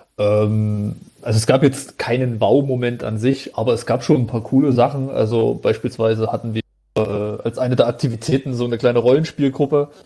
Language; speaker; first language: German; native; German